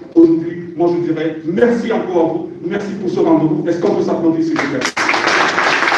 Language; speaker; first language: French; non-native, local second language; Lingala